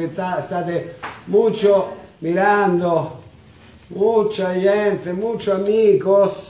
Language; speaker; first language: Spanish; non-native, learner; Italian